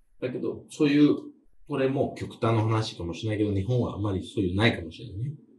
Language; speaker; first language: Japanese; non-native, fluent; English